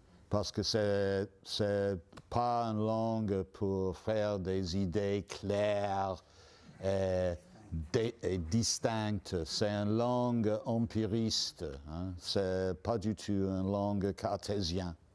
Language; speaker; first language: French; non-native, fluent; English